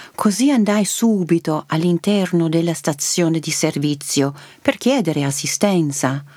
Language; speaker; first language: Italian; early bilingual, heritage; Italian